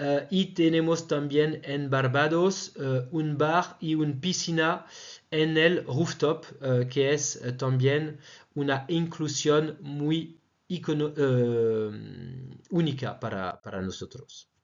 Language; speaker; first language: Spanish; non-native, fluent; French